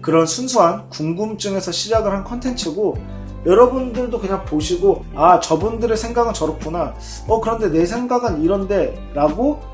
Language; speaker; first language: Korean; native; Korean